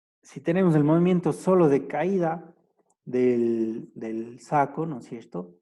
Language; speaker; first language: Spanish; native; Spanish